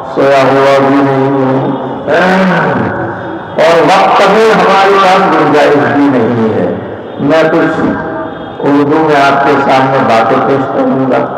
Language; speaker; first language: Urdu; non-native, local second language; Gujarati